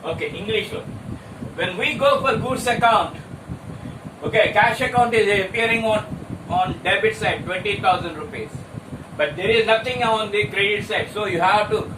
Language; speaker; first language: English; non-native, local second language; Telugu